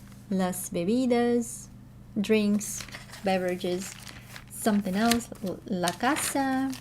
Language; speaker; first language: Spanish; non-native, learner; Russian